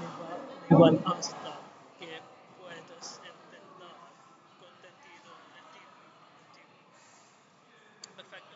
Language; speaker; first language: Spanish; non-native, learner; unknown